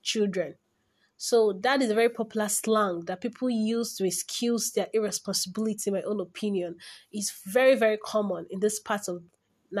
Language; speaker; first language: English; non-native, local second language; Igbo